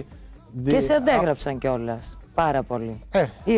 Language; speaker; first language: Greek; native; Greek